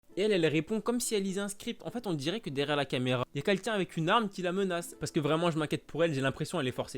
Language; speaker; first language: French; native; French